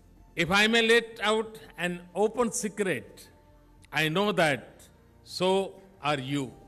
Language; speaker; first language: English; non-native, local second language; Gujarati